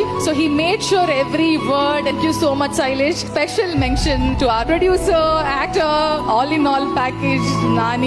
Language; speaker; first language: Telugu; non-native, learner; Kannada